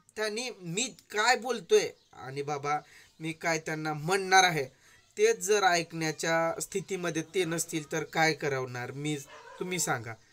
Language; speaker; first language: Marathi; non-native, local second language; Lambadi